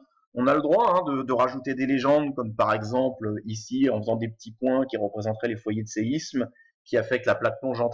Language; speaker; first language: French; native; French